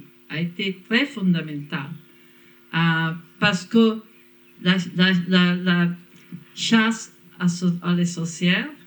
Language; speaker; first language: French; non-native, fluent; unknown